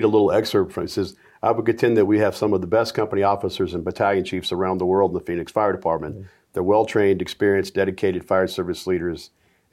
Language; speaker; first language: English; native; English